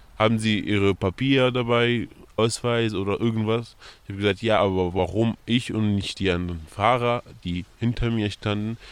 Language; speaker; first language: German; non-native, fluent; Arabic